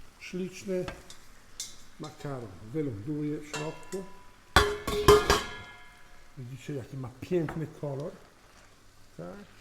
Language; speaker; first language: Polish; non-native, learner; Italian